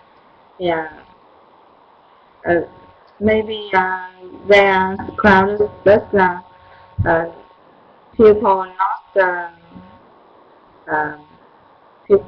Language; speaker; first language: English; non-native, learner; Vietnamese